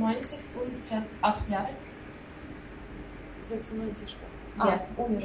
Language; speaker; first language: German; non-native, learner; Russian